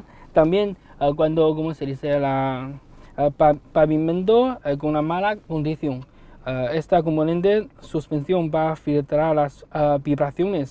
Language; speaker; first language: Spanish; non-native, learner; Chinese